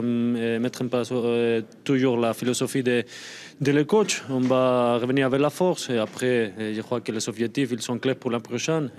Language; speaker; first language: French; non-native, fluent; Spanish